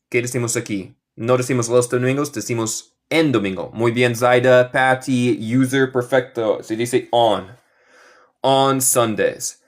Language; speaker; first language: Spanish; non-native, fluent; English